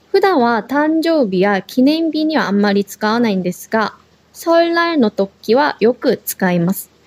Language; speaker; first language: Japanese; non-native, fluent; Korean